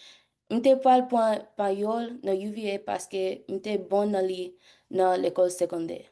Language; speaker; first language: Haitian Creole; early bilingual, heritage; English